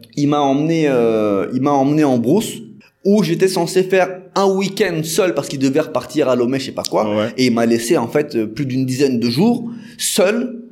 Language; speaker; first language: French; native; French